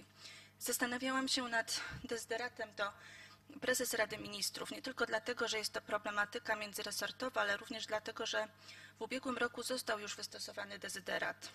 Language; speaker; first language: Polish; native; Polish